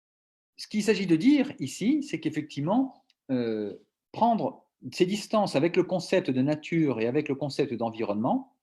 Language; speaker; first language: French; native; French